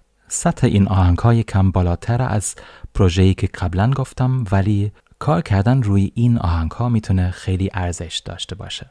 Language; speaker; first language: Persian; non-native, fluent; German